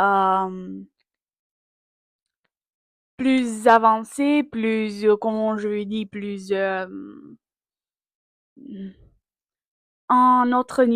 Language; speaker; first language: French; non-native, learner; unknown